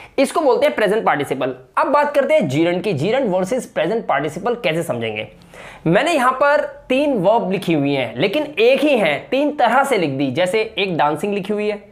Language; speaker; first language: Hindi; native; Hindi